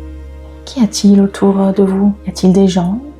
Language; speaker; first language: French; native; French